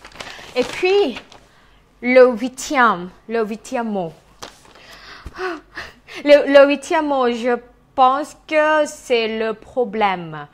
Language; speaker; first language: French; non-native, fluent; Thai